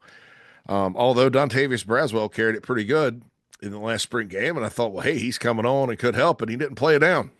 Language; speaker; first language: English; native; English